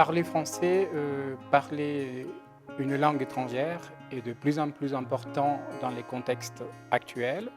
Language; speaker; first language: French; non-native, fluent; Spanish